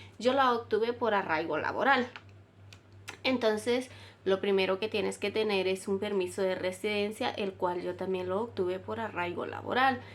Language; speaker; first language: Spanish; native; Spanish